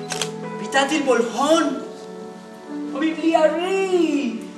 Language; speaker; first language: Danish; non-native, learner; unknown